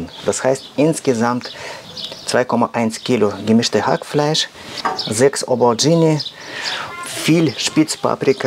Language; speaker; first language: German; non-native, learner; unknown